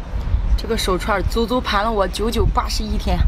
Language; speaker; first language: Chinese; native; Chinese